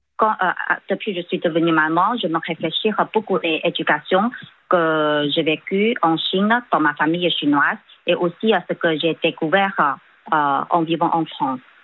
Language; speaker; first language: French; non-native, fluent; Chinese